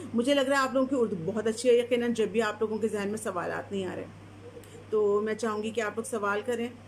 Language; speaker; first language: Urdu; native; Urdu